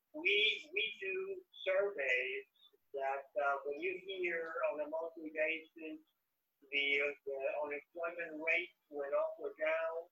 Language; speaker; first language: English; non-native, local second language; Spanish